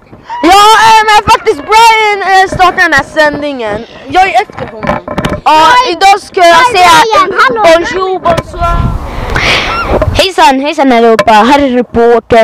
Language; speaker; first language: Swedish; early bilingual, other home language; Lingala